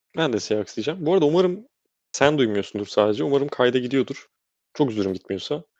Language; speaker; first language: Turkish; native; Turkish